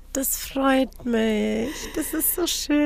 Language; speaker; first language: German; native; German